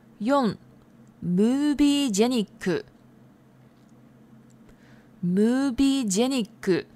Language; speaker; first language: Japanese; non-native, fluent; Chinese